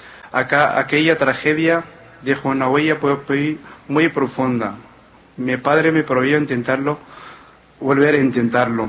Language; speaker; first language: Spanish; non-native, fluent; Arabic